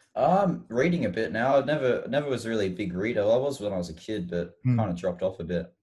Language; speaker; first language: English; native; English